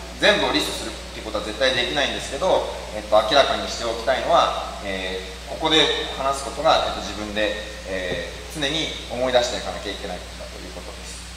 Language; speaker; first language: Japanese; native; Japanese